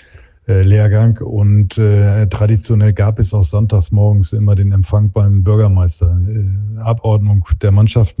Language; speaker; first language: German; native; German